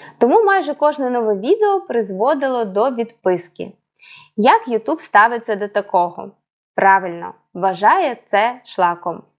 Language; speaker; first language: Ukrainian; non-native, local second language; Russian